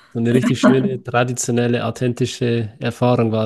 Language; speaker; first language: German; native; German